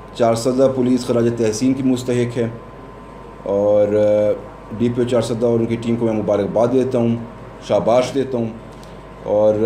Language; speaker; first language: Urdu; non-native, local second language; Pashto